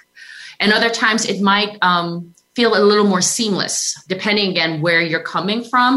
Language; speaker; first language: English; non-native, local second language; Filipino